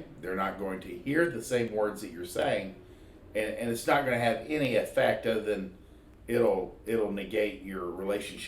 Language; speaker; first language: English; native; English